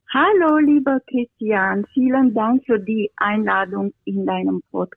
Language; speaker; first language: German; non-native, fluent; Romanian